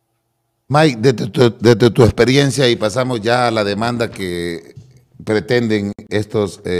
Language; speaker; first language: Spanish; native; Spanish